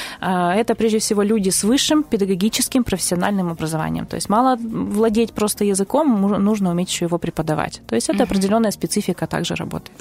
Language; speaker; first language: Russian; native; Russian